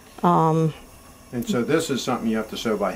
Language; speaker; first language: English; native; English